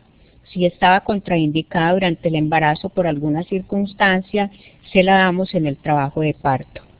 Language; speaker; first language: Spanish; native; Spanish